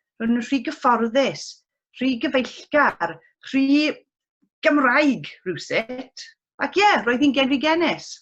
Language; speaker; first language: Welsh; non-native, local second language; English